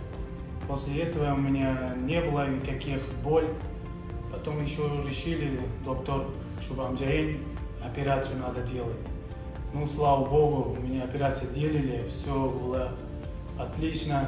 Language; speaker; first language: Russian; non-native, learner; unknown